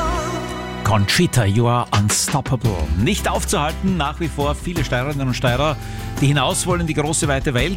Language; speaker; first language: German; native; German